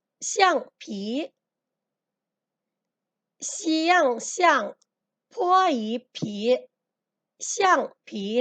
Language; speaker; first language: Chinese; non-native, fluent; Thai